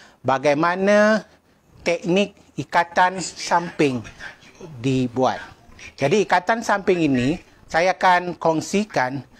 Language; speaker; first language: Malay; native; Malay